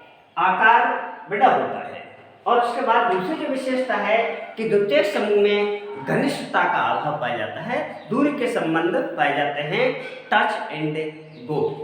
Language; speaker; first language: Hindi; native; Hindi